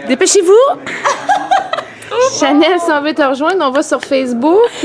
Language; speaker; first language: French; native; French